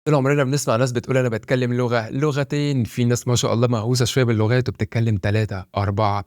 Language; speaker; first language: Arabic; native; Arabic